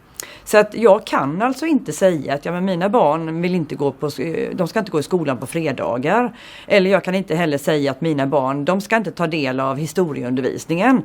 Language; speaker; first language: Swedish; native; Swedish